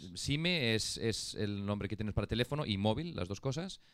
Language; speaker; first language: Spanish; non-native, fluent; Icelandic